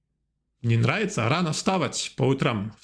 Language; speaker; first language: Russian; non-native, fluent; French